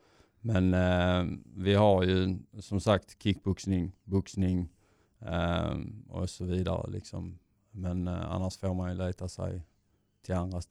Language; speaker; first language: Swedish; native; Swedish